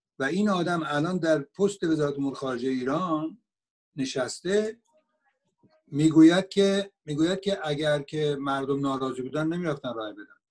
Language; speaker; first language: Persian; native; Persian